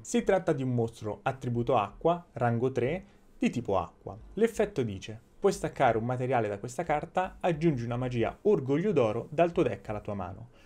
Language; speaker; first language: Italian; native; Italian